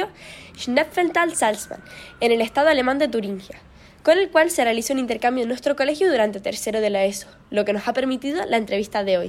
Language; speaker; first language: Spanish; native; Spanish